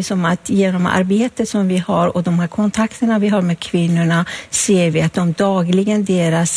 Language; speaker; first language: Swedish; non-native, fluent; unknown